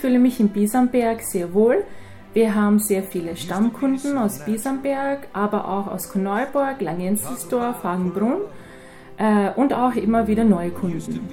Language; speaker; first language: German; non-native, fluent; Croatian